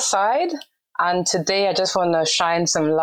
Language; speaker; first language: English; non-native, fluent; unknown